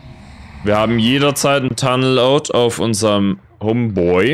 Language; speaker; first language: German; native; German